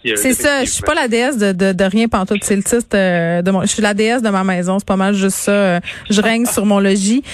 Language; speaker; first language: French; native; French